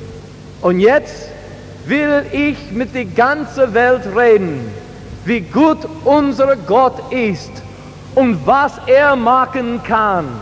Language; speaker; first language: German; non-native, learner; English